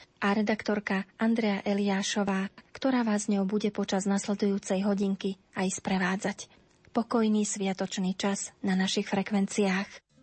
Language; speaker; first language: Slovak; native; Slovak